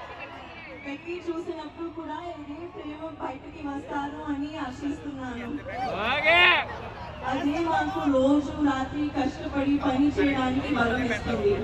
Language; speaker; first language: Telugu; non-native, learner; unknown